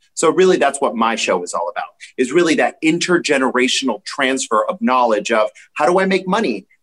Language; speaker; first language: English; native; English